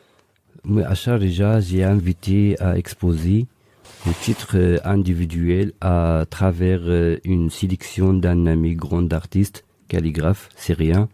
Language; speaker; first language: French; non-native, local second language; Arabic